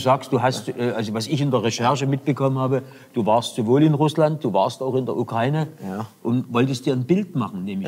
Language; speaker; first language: German; native; German